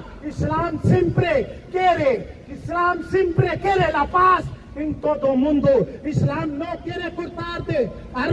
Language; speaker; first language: Spanish; non-native, learner; Urdu